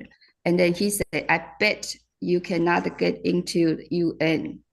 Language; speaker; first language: English; non-native, fluent; Chinese